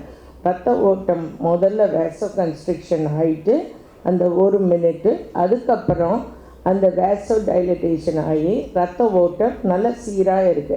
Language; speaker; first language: Tamil; native; Tamil